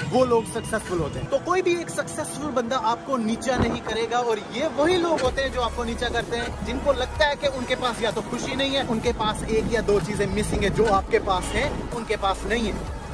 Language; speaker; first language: Hindi; native; Hindi